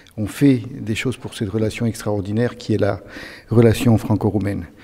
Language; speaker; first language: French; non-native, fluent; Romanian